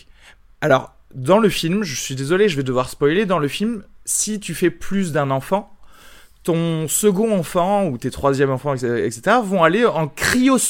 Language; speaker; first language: French; native; French